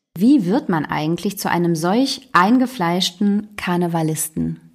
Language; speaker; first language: German; native; German